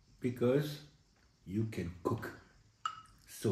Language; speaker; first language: English; non-native, learner; French